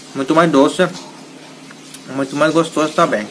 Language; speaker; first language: Portuguese; non-native, learner; Hindi